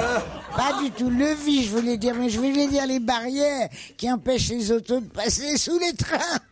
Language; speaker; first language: French; native; French